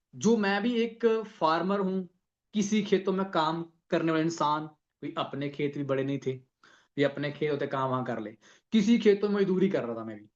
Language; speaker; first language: Hindi; non-native, local second language; Punjabi